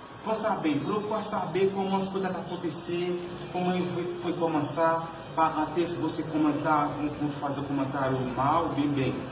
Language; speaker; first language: Portuguese; non-native, learner; Haitian Creole